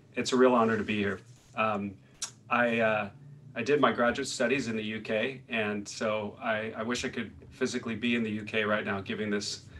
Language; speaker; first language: English; native; English